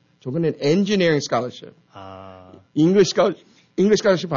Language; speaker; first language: Korean; early bilingual, heritage; Korean